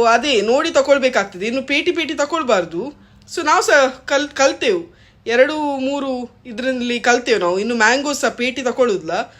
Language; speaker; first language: Kannada; native; Kannada